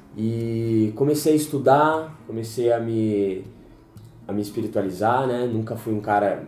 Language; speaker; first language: Portuguese; native; Portuguese